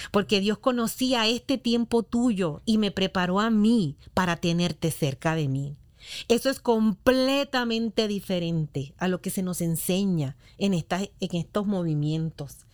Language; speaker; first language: Spanish; native; Spanish